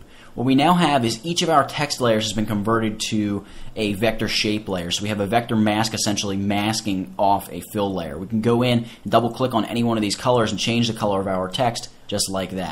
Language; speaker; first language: English; native; English